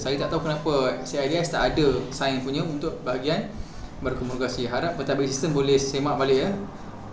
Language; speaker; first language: Malay; native; Malay